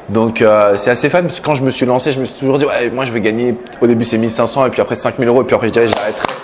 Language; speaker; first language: French; native; French